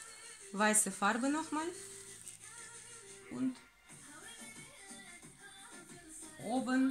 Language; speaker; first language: German; non-native, learner; Russian